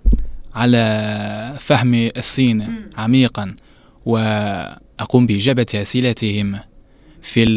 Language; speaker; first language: Arabic; non-native, learner; Chinese